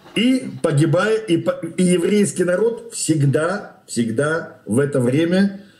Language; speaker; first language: Russian; native; Russian